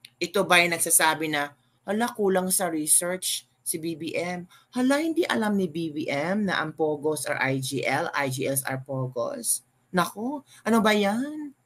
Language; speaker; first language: Filipino; non-native, local second language; Cebuano